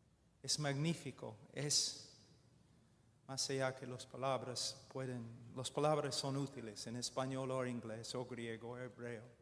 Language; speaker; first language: Spanish; non-native, fluent; English